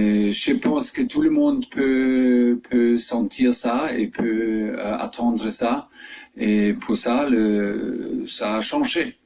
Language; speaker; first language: French; non-native, fluent; German